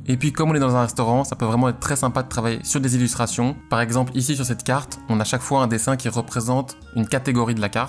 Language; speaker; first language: French; native; French